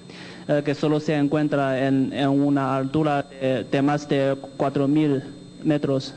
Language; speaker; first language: Spanish; non-native, local second language; Chinese